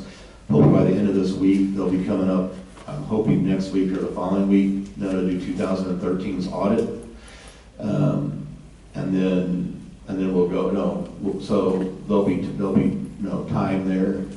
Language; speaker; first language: English; native; English